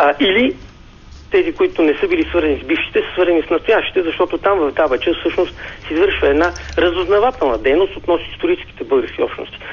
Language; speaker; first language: Bulgarian; native; Bulgarian